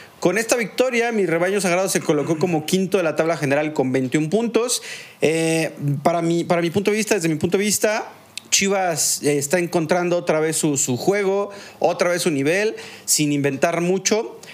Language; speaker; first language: Spanish; native; Spanish